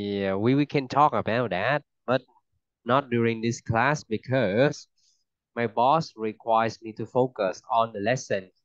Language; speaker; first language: English; non-native, fluent; Vietnamese